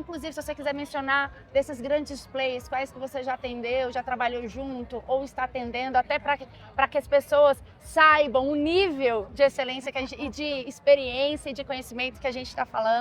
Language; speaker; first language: Portuguese; native; Portuguese